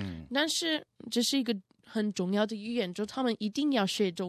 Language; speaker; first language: Chinese; non-native, learner; Russian